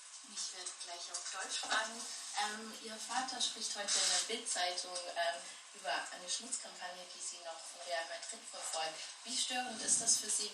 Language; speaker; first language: German; native; German